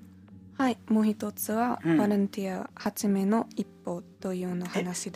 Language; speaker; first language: Japanese; non-native, learner; German